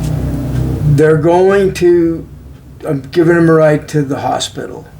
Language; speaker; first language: English; native; English